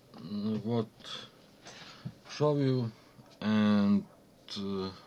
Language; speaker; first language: English; non-native, learner; Ukrainian